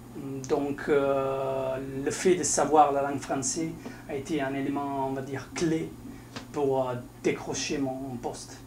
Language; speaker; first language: French; non-native, fluent; Italian